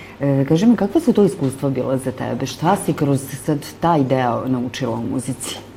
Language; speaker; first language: Serbian; native; Serbian